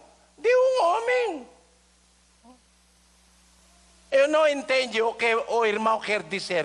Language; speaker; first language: Portuguese; non-native, learner; Filipino